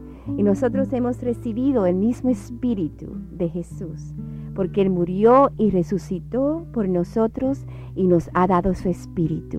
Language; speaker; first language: Spanish; native; Spanish